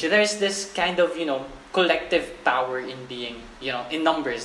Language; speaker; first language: English; non-native, local second language; Filipino